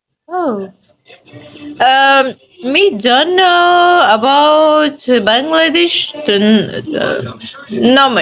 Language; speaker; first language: English; non-native, learner; Tajik